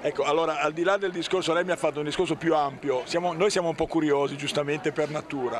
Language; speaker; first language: Italian; native; Italian